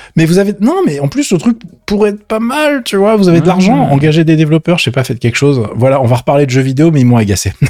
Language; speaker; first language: French; native; French